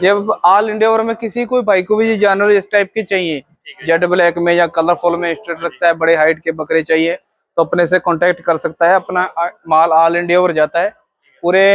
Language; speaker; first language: Hindi; non-native, local second language; Punjabi